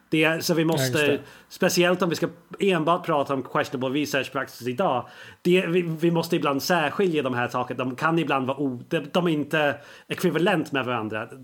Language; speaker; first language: Swedish; non-native, fluent; English